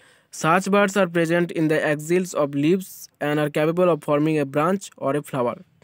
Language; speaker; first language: English; non-native, local second language; Bangla